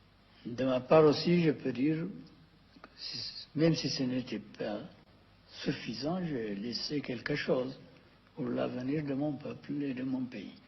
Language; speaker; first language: French; non-native, fluent; Amharic